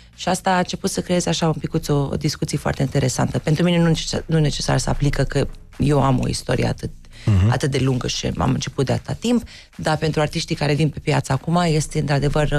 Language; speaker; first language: Romanian; native; Romanian